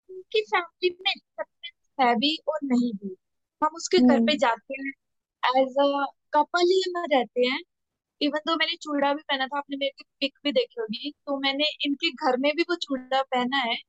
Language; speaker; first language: Hindi; native; Hindi